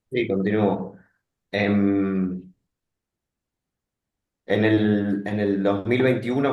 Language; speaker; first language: Spanish; native; Spanish